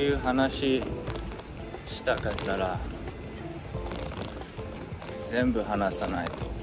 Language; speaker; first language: Japanese; non-native, learner; English